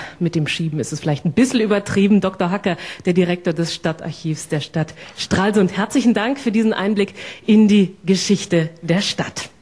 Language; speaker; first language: German; native; German